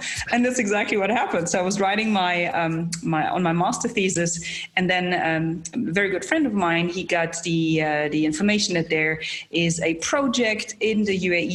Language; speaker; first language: English; non-native, fluent; German